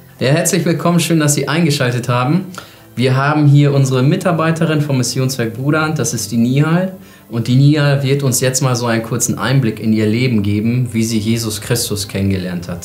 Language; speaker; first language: German; native; German